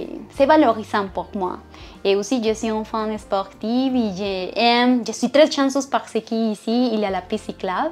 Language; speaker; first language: French; non-native, learner; Spanish